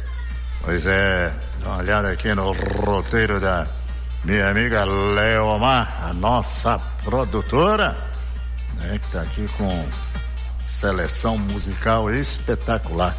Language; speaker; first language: Portuguese; native; Portuguese